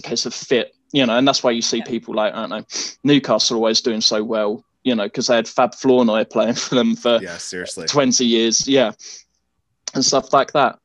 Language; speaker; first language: English; native; English